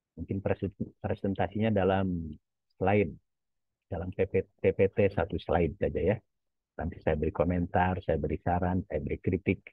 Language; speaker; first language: Indonesian; non-native, local second language; Javanese